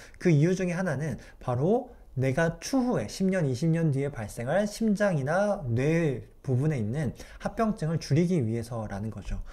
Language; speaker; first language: Korean; native; Korean